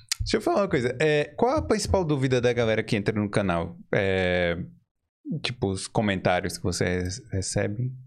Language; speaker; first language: Portuguese; native; Portuguese